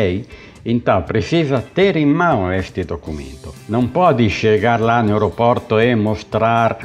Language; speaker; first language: Portuguese; non-native, learner; Italian